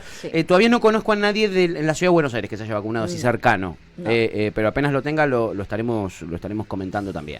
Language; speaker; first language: Spanish; native; Spanish